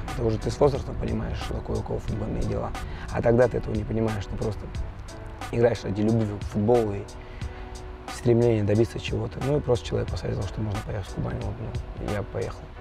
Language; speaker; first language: Russian; non-native, fluent; Georgian